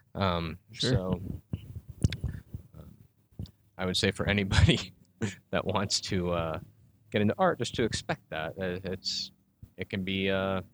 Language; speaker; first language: English; native; English